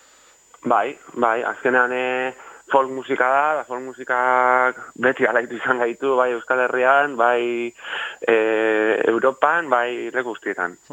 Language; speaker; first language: Basque; native; Basque